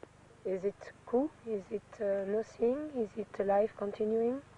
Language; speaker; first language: English; non-native, fluent; French